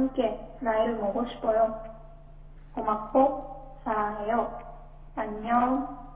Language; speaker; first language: Korean; non-native, fluent; Japanese